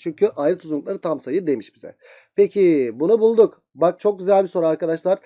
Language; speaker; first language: Turkish; native; Turkish